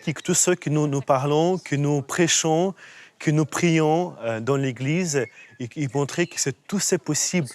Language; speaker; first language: French; non-native, fluent; Ukrainian